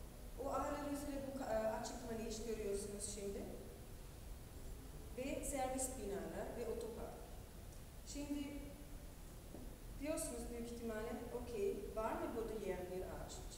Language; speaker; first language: Turkish; non-native, fluent; German